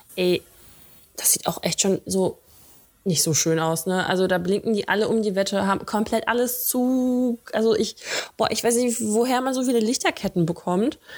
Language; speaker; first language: German; early bilingual, other home language; Russian